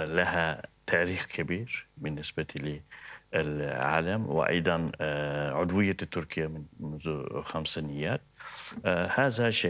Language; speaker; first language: Arabic; non-native, fluent; Turkish